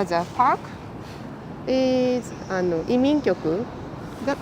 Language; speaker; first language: English; non-native, learner; Japanese